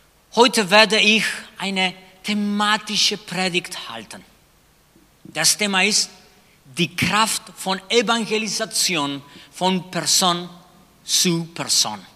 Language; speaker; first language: German; non-native, fluent; Spanish